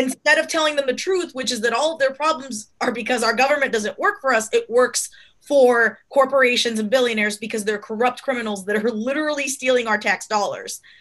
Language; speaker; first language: English; early bilingual, other home language; Spanish